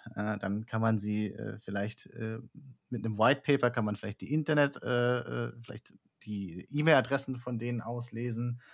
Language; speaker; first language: German; native; German